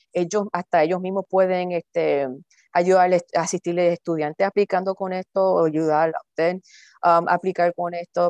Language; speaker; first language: Spanish; early bilingual, heritage; Spanish